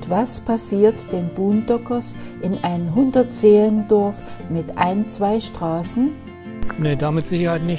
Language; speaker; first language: German; native; German